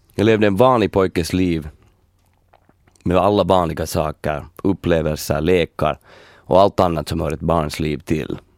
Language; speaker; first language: Swedish; native; Swedish